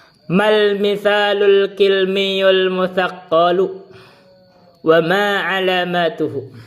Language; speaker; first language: Arabic; non-native, fluent; Indonesian